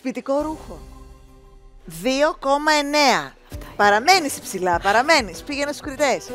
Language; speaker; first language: Greek; native; Greek